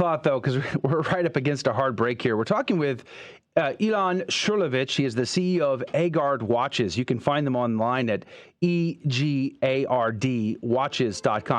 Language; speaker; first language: English; native; English